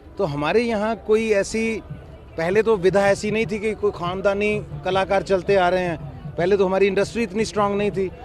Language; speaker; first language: Hindi; non-native, local second language; Punjabi